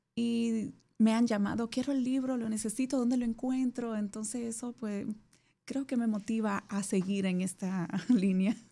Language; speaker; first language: Spanish; native; Spanish